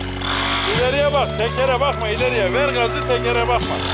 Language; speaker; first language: Turkish; native; Turkish